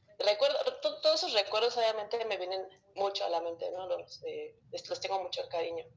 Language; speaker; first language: Spanish; early bilingual, other home language; Russian